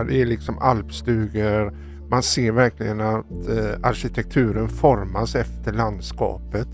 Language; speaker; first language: Swedish; native; Swedish